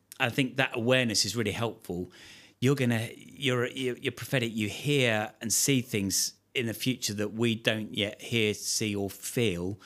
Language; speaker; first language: English; native; English